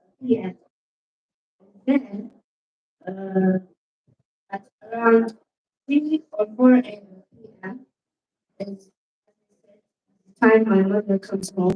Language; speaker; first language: English; non-native, learner; Arabic